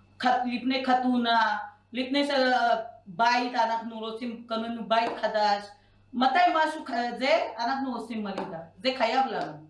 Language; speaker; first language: Hebrew; non-native, learner; Marathi